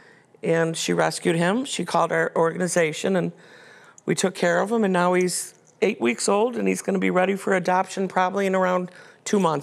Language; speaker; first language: English; native; English